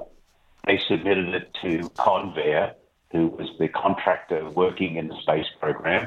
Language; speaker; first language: English; native; English